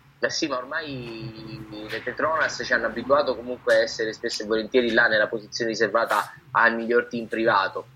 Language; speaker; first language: Italian; native; Italian